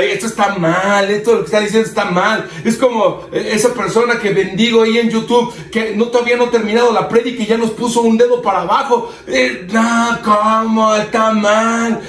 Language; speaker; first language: Spanish; native; Spanish